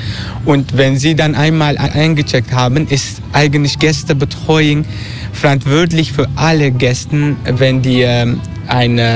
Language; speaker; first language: German; non-native, learner; Turkish